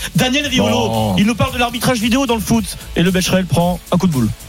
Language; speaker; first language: French; native; French